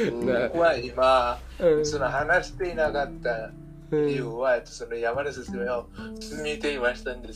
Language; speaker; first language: Japanese; non-native, learner; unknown